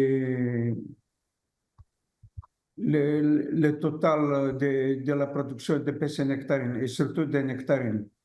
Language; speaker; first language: French; non-native, fluent; Greek